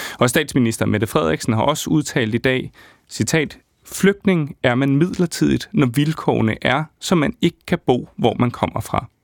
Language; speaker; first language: Danish; native; Danish